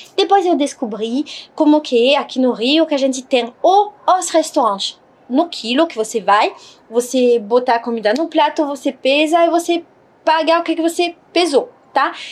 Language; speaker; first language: Portuguese; non-native, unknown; French